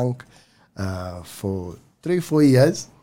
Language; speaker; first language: English; non-native, local second language; Swahili